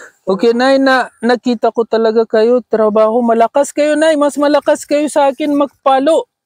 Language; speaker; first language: Filipino; non-native, learner; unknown